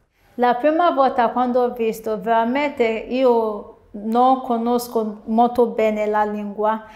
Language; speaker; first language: Italian; non-native, learner; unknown